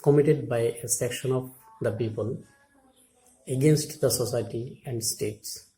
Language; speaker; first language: English; non-native, local second language; Assamese